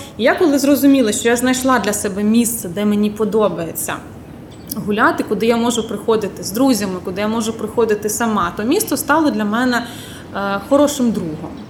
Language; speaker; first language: Ukrainian; native; Ukrainian